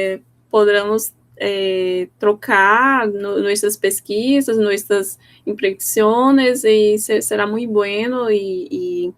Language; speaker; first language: Spanish; non-native, fluent; Portuguese